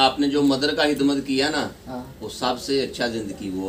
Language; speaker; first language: Hindi; native; Hindi